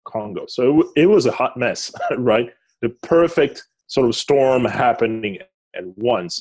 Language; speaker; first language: English; non-native, fluent; Lingala